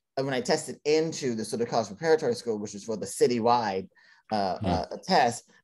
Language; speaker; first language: English; native; English